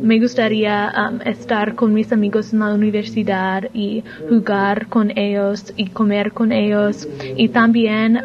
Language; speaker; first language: Spanish; non-native, learner; English